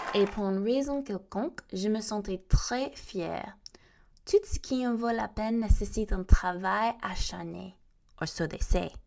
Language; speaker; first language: French; non-native, fluent; English